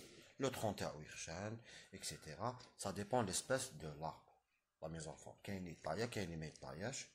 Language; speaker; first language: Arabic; native; Arabic